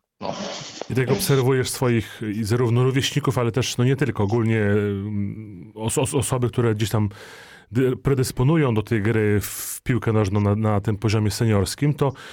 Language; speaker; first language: Polish; native; Polish